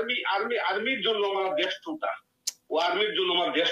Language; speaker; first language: Hindi; non-native, learner; Bangla